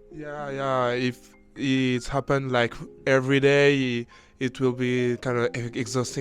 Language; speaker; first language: English; non-native, learner; French